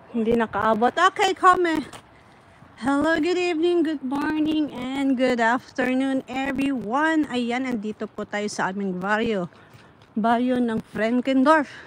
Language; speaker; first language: Filipino; non-native, local second language; Cebuano